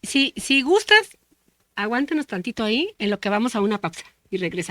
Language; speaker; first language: Spanish; native; Spanish